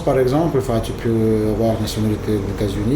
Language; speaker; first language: French; non-native, fluent; Russian